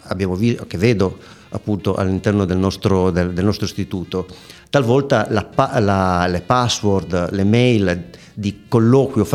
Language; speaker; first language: Italian; native; Italian